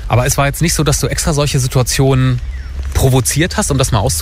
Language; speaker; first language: German; native; German